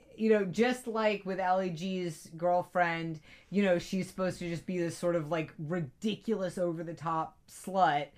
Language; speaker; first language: English; native; English